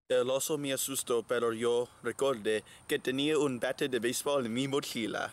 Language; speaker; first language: Spanish; non-native, learner; English